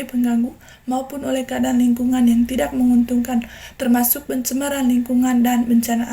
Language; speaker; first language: Indonesian; non-native, learner; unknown